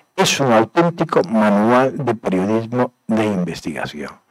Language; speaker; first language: Spanish; native; Spanish